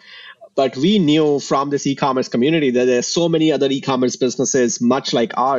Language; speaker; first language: English; non-native, local second language; Hindi